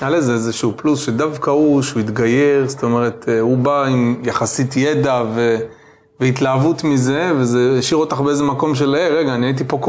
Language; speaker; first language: Hebrew; native; Hebrew